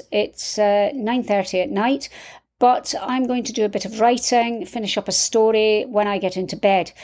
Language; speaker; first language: English; native; English